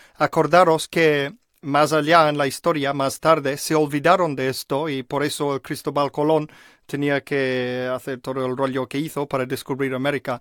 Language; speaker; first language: Spanish; non-native, fluent; English